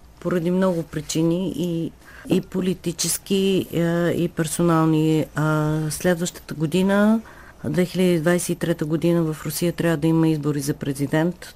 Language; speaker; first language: Bulgarian; native; Bulgarian